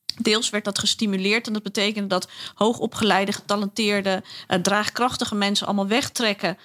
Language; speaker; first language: Dutch; native; Dutch